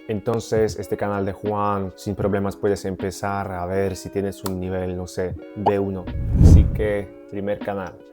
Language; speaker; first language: Spanish; non-native, fluent; Polish